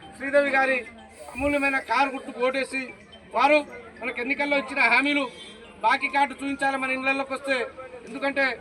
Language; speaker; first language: Telugu; non-native, local second language; Lambadi